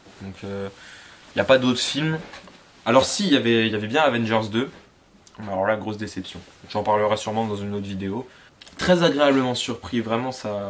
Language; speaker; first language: French; native; French